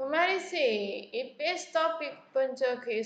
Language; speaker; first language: Korean; non-native, learner; Indonesian